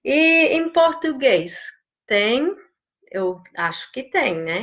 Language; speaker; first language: Portuguese; non-native, fluent; English